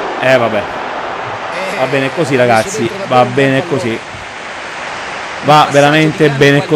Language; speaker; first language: Italian; native; Italian